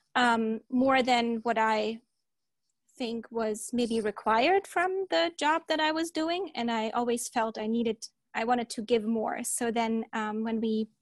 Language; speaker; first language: English; early bilingual, heritage; German